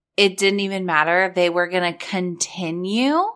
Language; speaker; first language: English; native; English